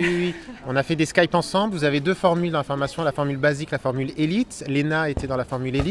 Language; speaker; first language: French; native; French